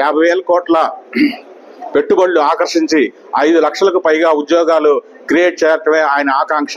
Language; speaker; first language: Telugu; native; Telugu